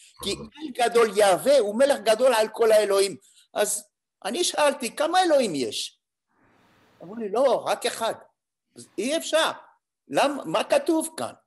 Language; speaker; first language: Hebrew; non-native, fluent; French